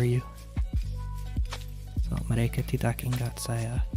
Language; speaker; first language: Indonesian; non-native, learner; English